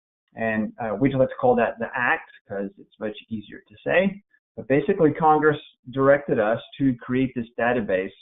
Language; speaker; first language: English; native; English